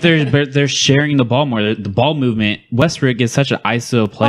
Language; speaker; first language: English; native; English